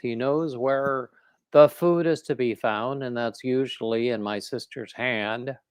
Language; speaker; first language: English; native; English